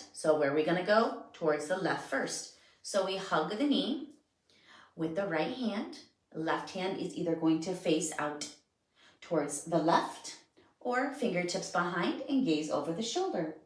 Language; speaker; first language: English; native; English